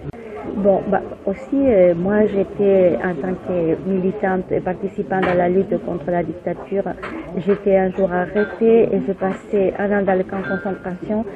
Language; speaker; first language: French; non-native, fluent; Spanish